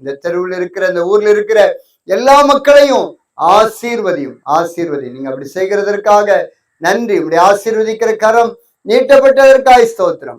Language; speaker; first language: Tamil; native; Tamil